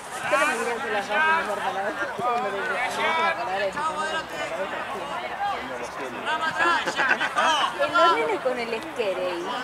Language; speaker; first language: Spanish; native; Spanish